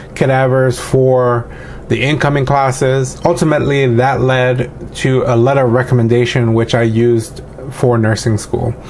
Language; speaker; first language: English; native; English